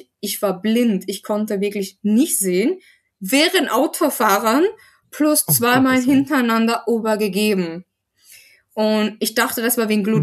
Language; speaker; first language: German; non-native, fluent; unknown